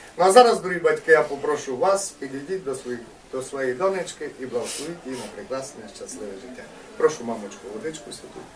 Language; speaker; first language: Ukrainian; native; Ukrainian